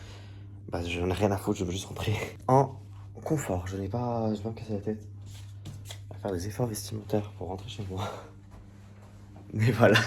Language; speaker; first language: French; native; French